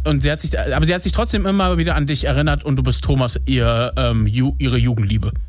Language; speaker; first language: German; native; German